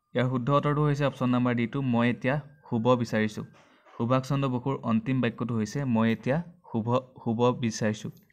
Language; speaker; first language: Assamese; native; Assamese